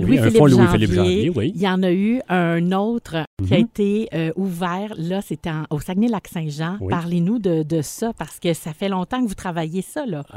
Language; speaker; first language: French; native; French